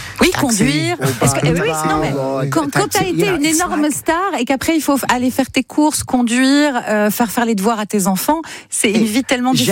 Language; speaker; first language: French; native; French